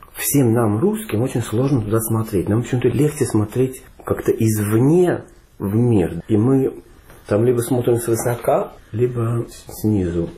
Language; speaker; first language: Russian; native; Russian